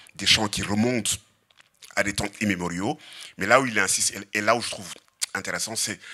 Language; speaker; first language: French; non-native, local second language; Serer